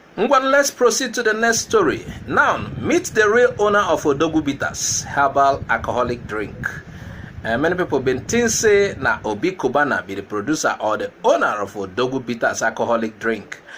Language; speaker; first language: Nigerian Pidgin; non-native, local second language; Igbo